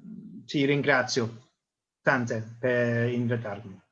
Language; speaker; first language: Italian; non-native, learner; English